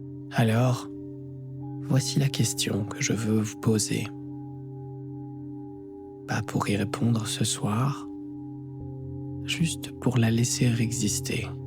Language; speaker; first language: French; native; French